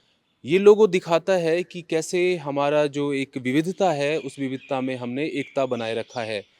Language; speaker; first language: Hindi; native; Hindi